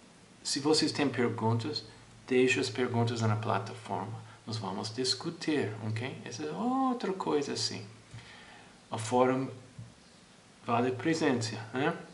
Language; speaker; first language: Portuguese; non-native, fluent; English